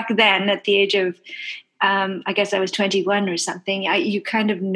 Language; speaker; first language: English; non-native, local second language; Bangla